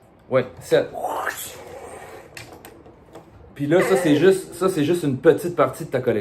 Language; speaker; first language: French; native; French